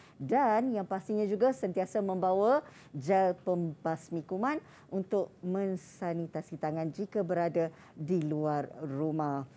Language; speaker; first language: Malay; native; Malay